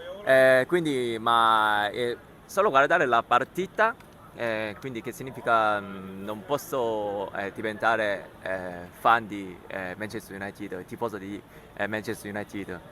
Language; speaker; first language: Italian; non-native, learner; Korean